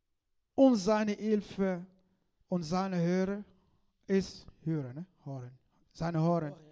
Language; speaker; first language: German; non-native, learner; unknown